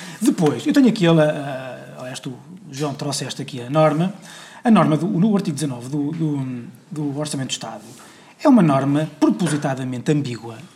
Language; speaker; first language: Portuguese; native; Portuguese